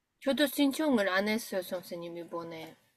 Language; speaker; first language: Korean; non-native, learner; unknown